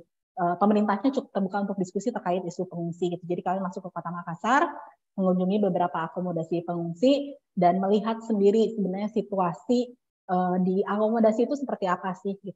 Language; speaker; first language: Indonesian; native; Indonesian